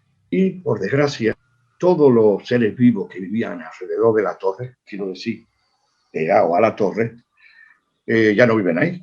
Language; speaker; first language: Spanish; native; Spanish